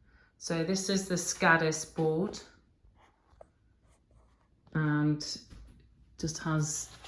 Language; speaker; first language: English; native; English